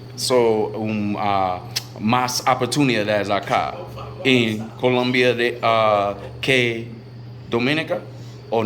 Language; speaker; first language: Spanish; non-native, learner; English